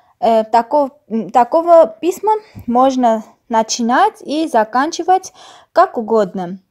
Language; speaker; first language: Russian; non-native, fluent; Armenian